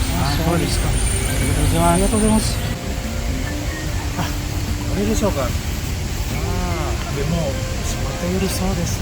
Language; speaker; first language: Japanese; non-native, learner; Indonesian